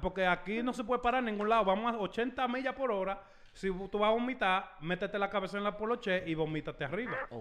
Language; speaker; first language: Spanish; early bilingual, heritage; Spanish